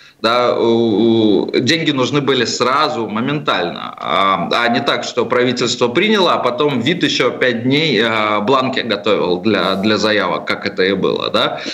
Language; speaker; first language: Russian; native; Russian